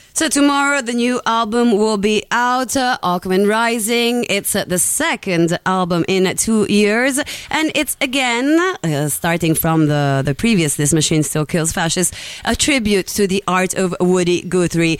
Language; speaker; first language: English; non-native, fluent; Italian